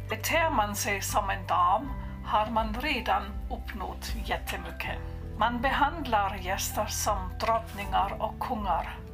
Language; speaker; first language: Swedish; non-native, fluent; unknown